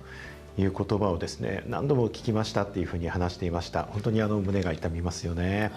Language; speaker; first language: Japanese; native; Japanese